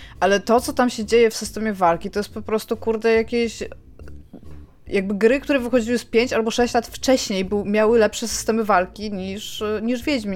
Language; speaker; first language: Polish; native; Polish